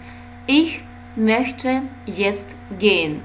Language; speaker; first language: German; non-native, fluent; Russian